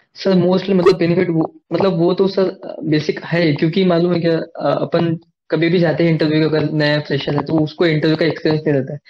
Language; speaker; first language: Hindi; non-native, local second language; Marathi